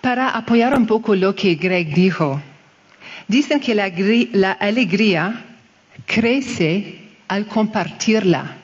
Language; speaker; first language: Spanish; non-native, fluent; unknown